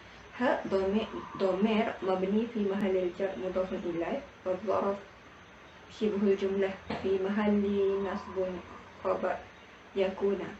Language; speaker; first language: Arabic; non-native, learner; Malay